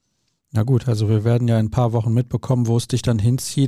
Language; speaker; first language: German; native; German